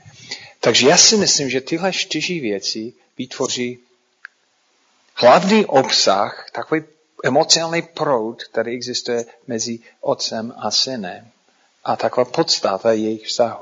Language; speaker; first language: Czech; non-native, fluent; English